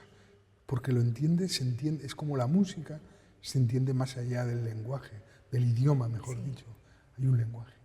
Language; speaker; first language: Spanish; native; Spanish